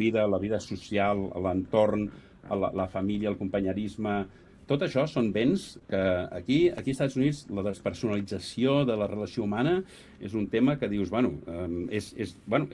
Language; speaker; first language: Catalan; native; Catalan